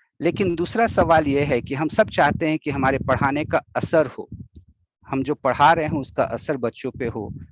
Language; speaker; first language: Hindi; native; Hindi